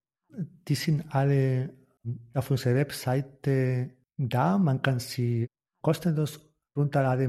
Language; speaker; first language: German; non-native, fluent; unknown